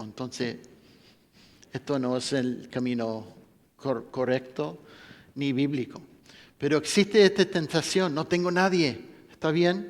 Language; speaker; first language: Spanish; non-native, fluent; English